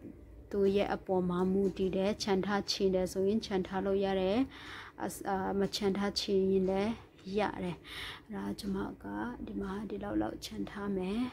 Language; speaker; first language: Burmese; non-native, local second language; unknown